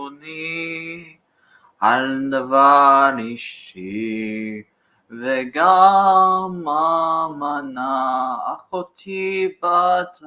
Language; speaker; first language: Hebrew; non-native, learner; English